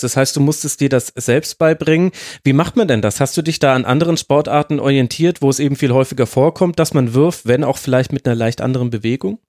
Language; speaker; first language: German; native; German